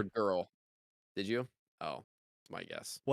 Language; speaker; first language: English; native; English